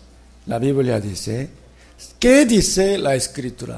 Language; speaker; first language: Spanish; non-native, fluent; Korean